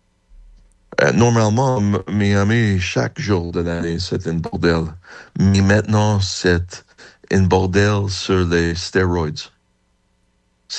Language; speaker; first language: French; non-native, fluent; English